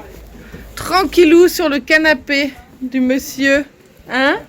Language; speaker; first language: French; native; French